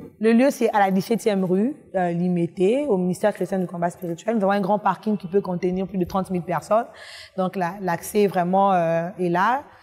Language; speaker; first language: French; non-native, local second language; Lingala